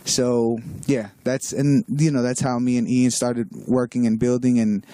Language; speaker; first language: English; native; English